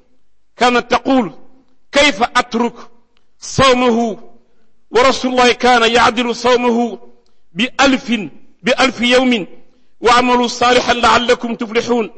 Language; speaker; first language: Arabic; non-native, fluent; Wolof